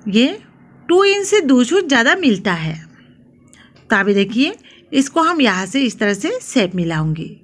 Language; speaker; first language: Hindi; non-native, local second language; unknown